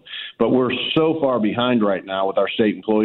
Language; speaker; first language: English; native; English